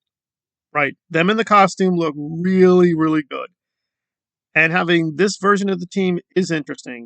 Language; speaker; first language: English; native; English